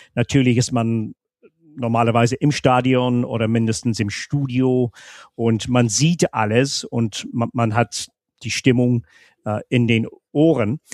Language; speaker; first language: German; non-native, fluent; English